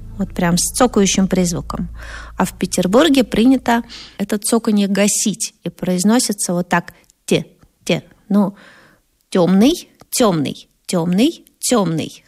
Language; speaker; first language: Russian; native; Russian